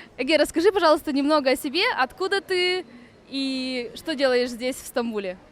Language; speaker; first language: Russian; native; Russian